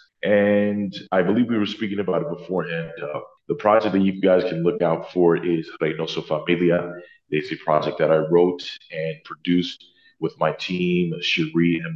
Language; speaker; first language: English; early bilingual, other home language; Spanish